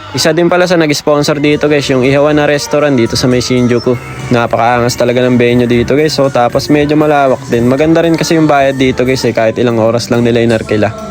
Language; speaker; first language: Filipino; native; Filipino